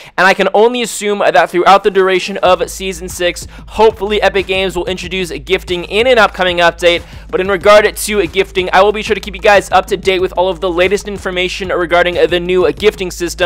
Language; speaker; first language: English; native; English